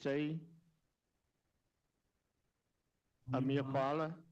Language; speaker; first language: Portuguese; non-native, local second language; Yanomámi